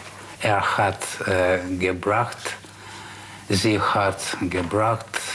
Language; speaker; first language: German; non-native, learner; Russian